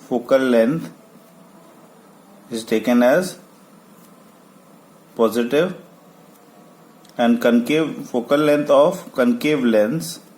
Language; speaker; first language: English; non-native, local second language; Hindi